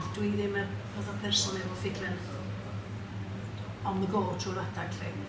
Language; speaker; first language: Welsh; non-native, local second language; English